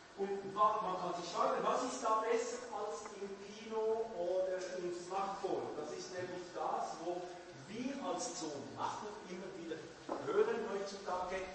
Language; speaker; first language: German; non-native, local second language; French